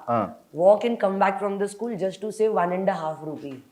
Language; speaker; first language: Telugu; non-native, local second language; Hindi